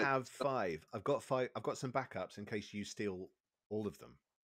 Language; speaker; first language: English; native; English